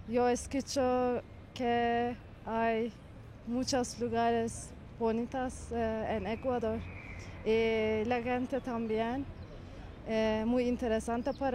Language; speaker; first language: Spanish; non-native, learner; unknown